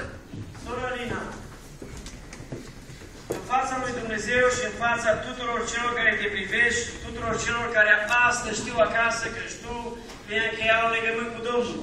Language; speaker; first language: Romanian; native; Romanian